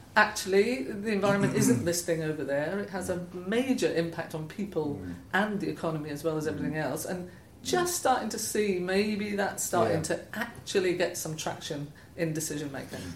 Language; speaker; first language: English; native; English